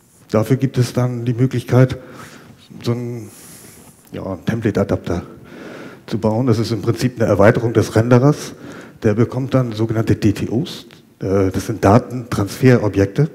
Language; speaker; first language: German; native; German